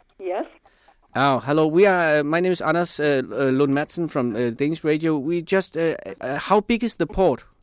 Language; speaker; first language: English; non-native, fluent; Danish